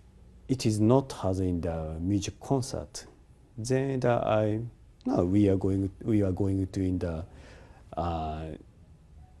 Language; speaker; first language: English; non-native, learner; Japanese